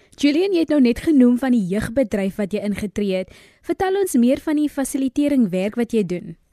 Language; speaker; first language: Afrikaans; native; Afrikaans